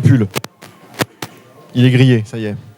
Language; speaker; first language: French; native; French